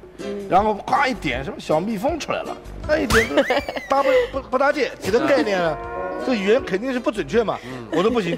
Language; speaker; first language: Chinese; native; Chinese